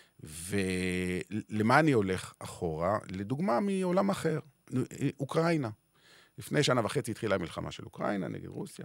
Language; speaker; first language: Hebrew; native; Hebrew